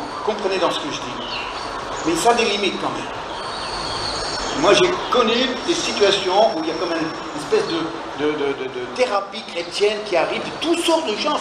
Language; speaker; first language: French; native; French